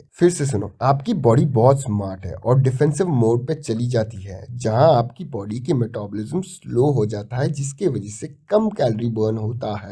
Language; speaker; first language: Hindi; native; Hindi